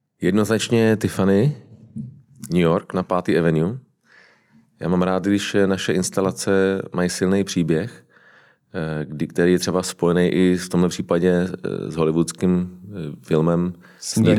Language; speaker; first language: Czech; native; Czech